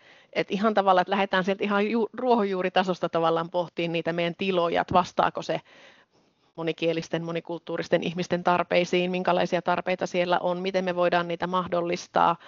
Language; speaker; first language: Finnish; native; Finnish